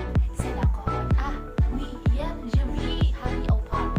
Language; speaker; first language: French; non-native, learner; Indonesian